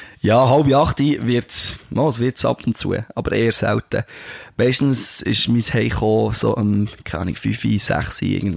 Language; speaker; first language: German; native; German